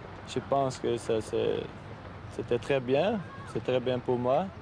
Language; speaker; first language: French; non-native, learner; Dutch